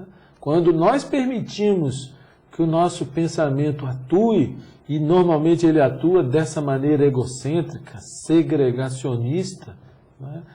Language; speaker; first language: Portuguese; native; Portuguese